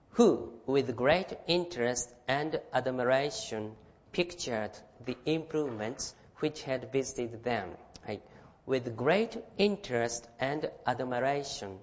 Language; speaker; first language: English; non-native, fluent; Japanese